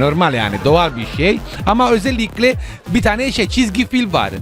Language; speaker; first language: Turkish; non-native, learner; Italian